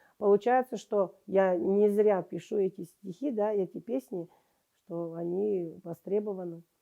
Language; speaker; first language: Russian; non-native, local second language; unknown